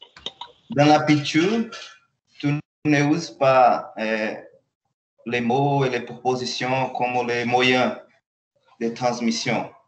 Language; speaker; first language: French; non-native, learner; Portuguese